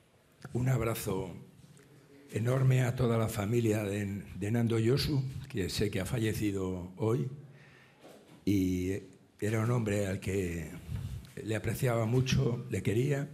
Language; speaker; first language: Spanish; native; Spanish